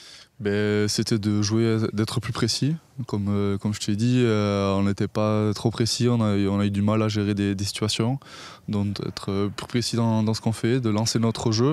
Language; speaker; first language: French; native; French